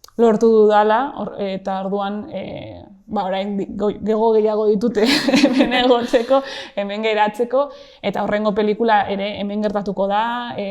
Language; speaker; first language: Basque; non-native, local second language; Spanish